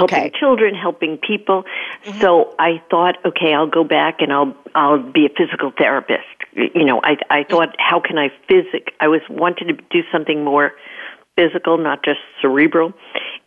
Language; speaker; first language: English; native; English